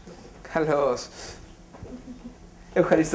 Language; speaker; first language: Greek; non-native, fluent; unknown